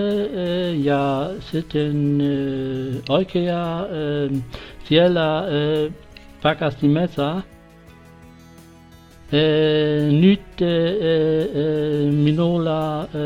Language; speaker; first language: Finnish; non-native, learner; German